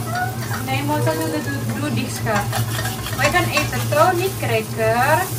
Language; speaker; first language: Dutch; non-native, learner; Indonesian